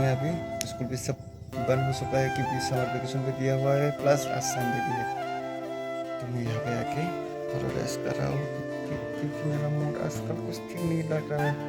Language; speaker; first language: Hindi; non-native, local second language; Kok Borok